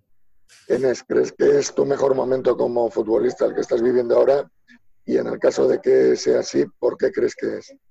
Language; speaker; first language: Spanish; native; Spanish